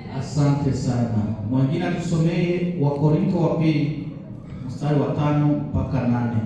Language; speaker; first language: Swahili; non-native, local second language; Rundi